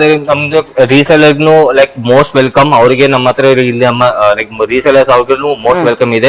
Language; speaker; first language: Kannada; non-native, local second language; Telugu